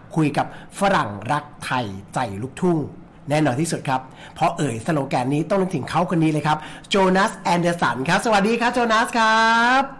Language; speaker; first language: Thai; native; Thai